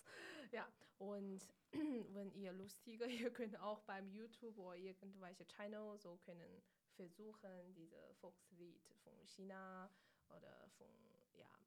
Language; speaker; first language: German; non-native, learner; Chinese